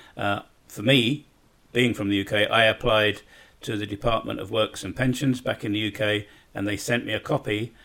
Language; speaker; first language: English; native; English